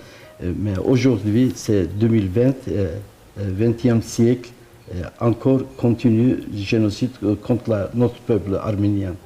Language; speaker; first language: French; non-native, learner; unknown